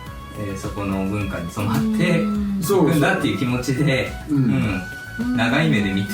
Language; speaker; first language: Japanese; native; Japanese